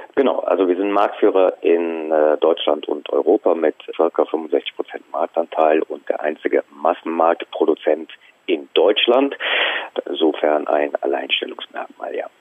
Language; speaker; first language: German; native; German